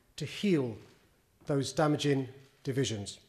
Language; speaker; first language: English; native; English